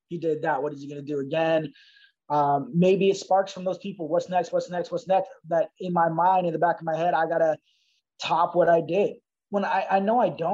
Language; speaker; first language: English; native; English